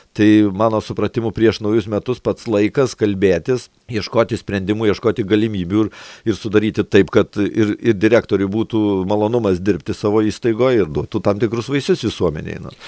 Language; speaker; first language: Lithuanian; native; Lithuanian